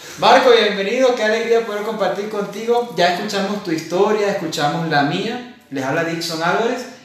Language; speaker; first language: Spanish; native; Spanish